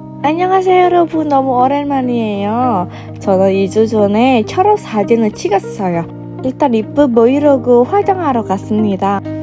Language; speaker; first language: Korean; non-native, fluent; Indonesian